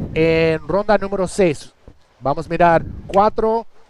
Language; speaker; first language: Spanish; non-native, fluent; English